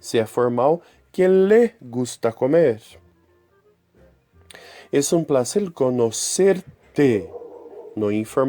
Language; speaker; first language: Spanish; non-native, fluent; Portuguese